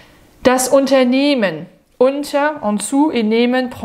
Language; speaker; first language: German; non-native, fluent; French